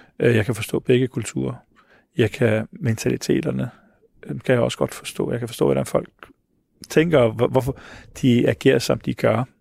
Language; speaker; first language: Danish; early bilingual, other home language; Arabic